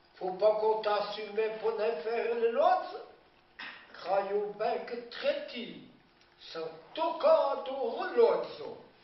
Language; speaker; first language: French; native; French